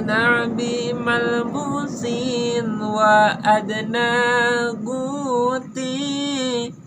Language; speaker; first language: Arabic; non-native, learner; Indonesian